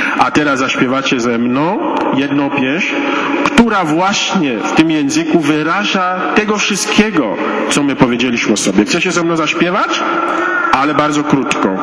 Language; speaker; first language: Polish; non-native, fluent; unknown